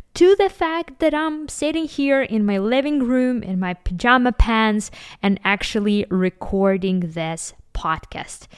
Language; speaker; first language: English; non-native, fluent; Ukrainian